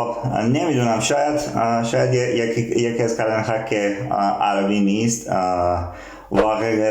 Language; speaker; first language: Persian; non-native, learner; Serbian